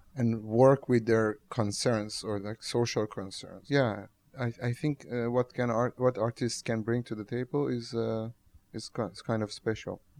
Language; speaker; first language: English; non-native, fluent; Persian